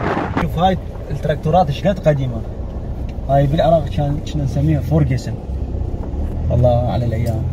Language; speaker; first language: Arabic; native; Arabic